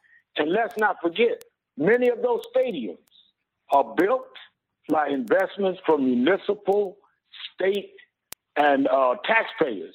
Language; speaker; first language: English; native; English